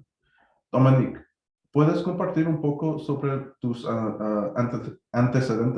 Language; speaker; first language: Spanish; early bilingual, heritage; Spanish